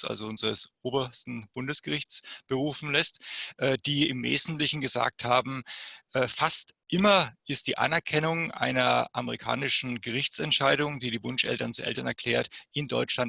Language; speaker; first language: German; native; German